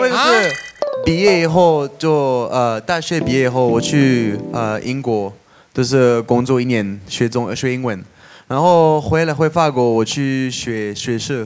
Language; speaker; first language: Chinese; non-native, fluent; French